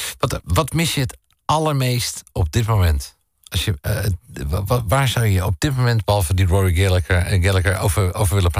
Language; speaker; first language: Dutch; native; Dutch